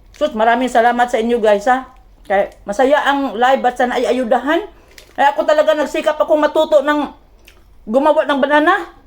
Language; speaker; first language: Filipino; non-native, local second language; Cebuano